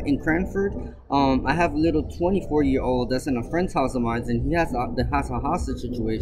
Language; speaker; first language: English; native; English